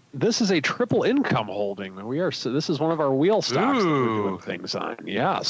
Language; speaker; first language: English; native; English